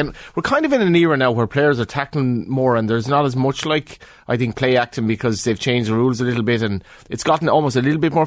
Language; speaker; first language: English; native; English